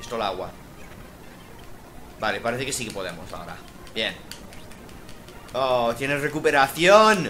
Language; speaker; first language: Spanish; native; Spanish